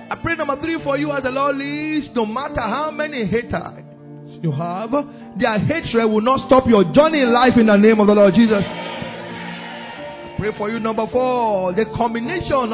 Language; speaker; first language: English; non-native, local second language; Yoruba